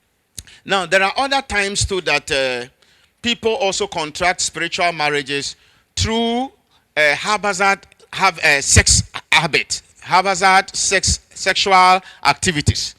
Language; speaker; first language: English; non-native, local second language; Akan